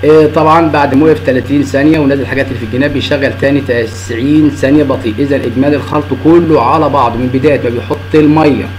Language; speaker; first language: Arabic; native; Arabic